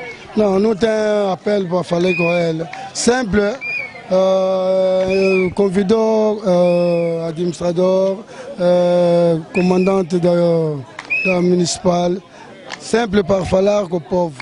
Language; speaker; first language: Portuguese; non-native, learner; Lingala